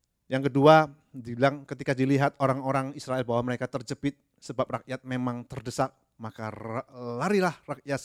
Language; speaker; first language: Indonesian; native; Indonesian